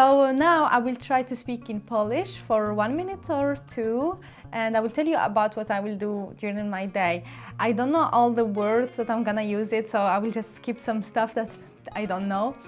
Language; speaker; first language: English; non-native, local second language; Arabic